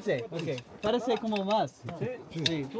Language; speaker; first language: Spanish; non-native, learner; English